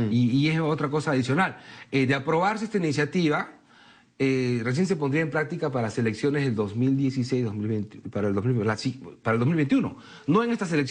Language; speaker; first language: Spanish; native; Spanish